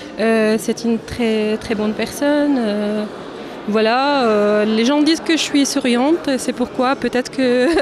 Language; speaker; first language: French; non-native, fluent; Arabic